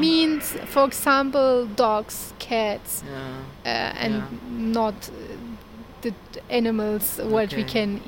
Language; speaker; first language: English; non-native, learner; Turkish